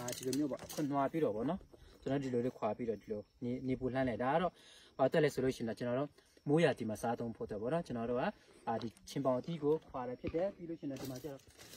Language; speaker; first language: Burmese; non-native, local second language; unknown